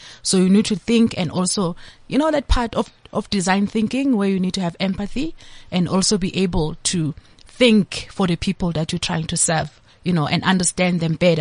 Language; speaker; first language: English; non-native, local second language; Zulu